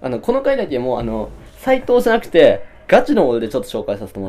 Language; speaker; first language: Japanese; native; Japanese